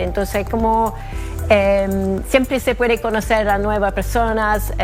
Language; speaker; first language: Spanish; non-native, fluent; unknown